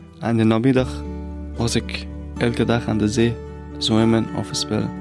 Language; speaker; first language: Dutch; non-native, fluent; Persian